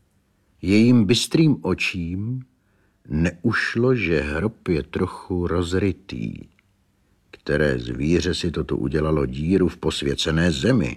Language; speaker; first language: Czech; native; Czech